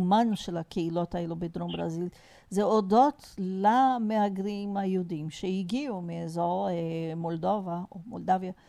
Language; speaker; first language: Hebrew; non-native, fluent; Portuguese